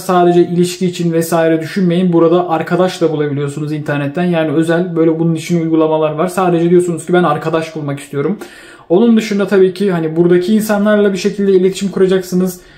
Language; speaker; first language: Turkish; native; Turkish